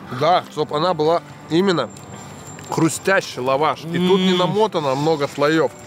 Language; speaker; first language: Russian; native; Russian